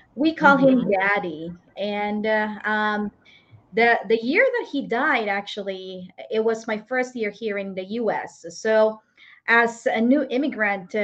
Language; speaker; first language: English; non-native, local second language; Iloko